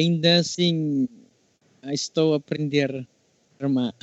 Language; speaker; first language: Portuguese; non-native, learner; Filipino